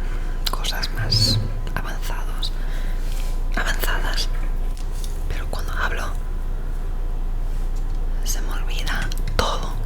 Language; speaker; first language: Spanish; non-native, learner; English